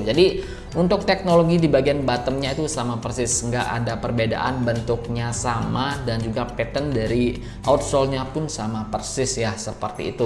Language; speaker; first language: Indonesian; native; Indonesian